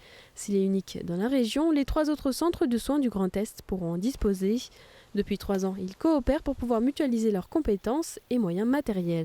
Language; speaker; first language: French; native; French